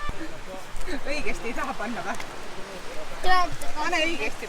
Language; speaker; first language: Estonian; native; Estonian